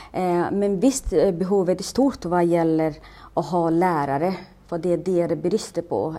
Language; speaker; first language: Swedish; non-native, fluent; Somali